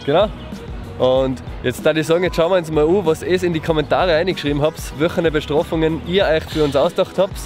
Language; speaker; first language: German; native; German